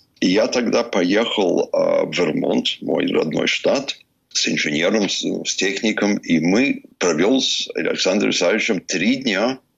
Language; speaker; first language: Russian; early bilingual, heritage; Russian